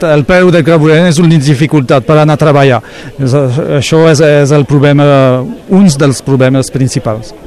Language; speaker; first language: Catalan; non-native, local second language; French